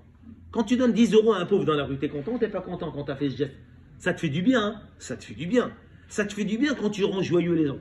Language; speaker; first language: French; native; French